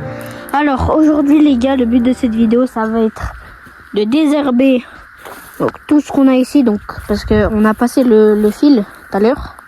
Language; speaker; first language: French; native; French